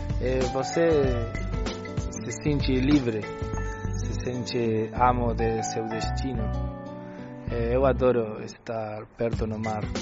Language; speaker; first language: Portuguese; non-native, learner; Spanish